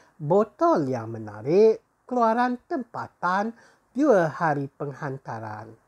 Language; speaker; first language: Malay; native; Malay